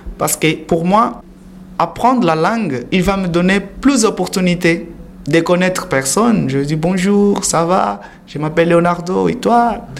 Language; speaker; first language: French; non-native, learner; Portuguese